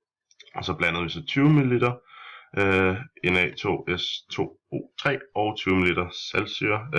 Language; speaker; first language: Danish; native; Danish